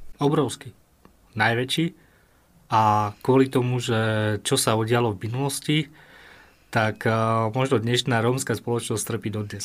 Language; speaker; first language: Slovak; native; Slovak